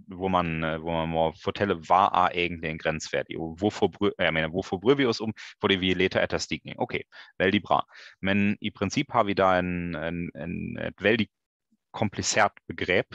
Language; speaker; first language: Norwegian; non-native, fluent; German